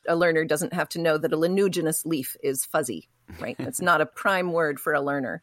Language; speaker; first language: English; native; English